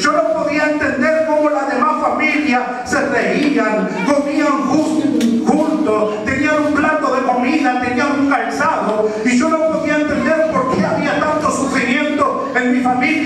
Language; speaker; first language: Spanish; native; Spanish